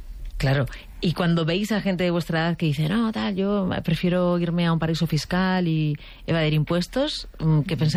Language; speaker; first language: Spanish; native; Spanish